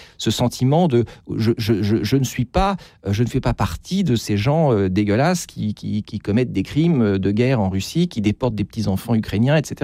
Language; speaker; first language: French; native; French